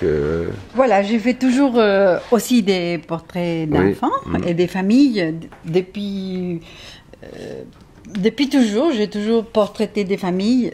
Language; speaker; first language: French; non-native, fluent; Spanish